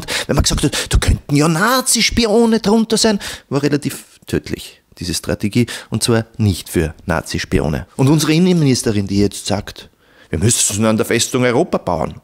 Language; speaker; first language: German; native; German